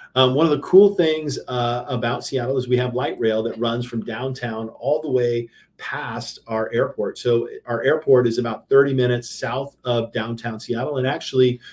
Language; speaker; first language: English; native; English